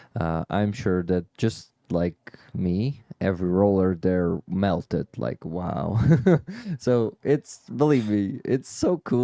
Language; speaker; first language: English; non-native, fluent; Ukrainian